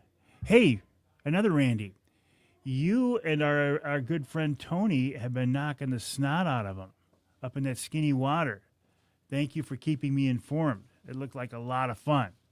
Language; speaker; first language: English; native; English